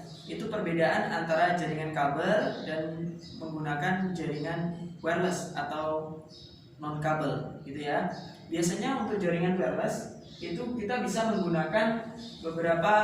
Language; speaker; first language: Indonesian; native; Indonesian